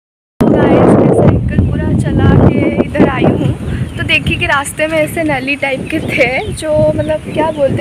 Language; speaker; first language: Hindi; native; Hindi